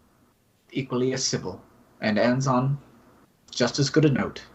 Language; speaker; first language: English; native; English